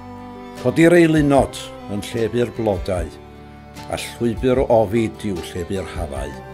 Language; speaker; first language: Welsh; native; Welsh